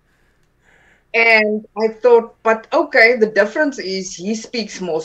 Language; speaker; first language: English; non-native, local second language; Afrikaans